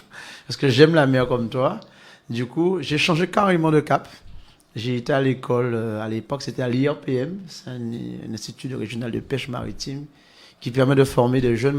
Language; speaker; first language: French; native; French